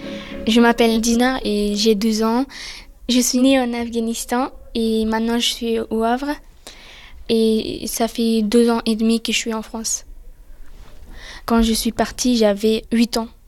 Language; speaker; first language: French; non-native, learner; Pashto